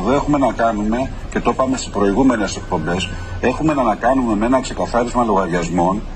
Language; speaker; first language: Greek; native; Greek